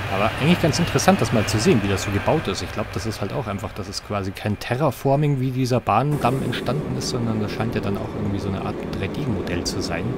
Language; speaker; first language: German; native; German